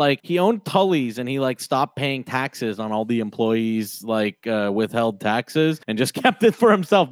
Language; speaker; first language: English; native; English